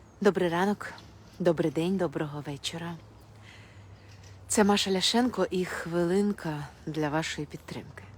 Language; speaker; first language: Ukrainian; non-native, local second language; Russian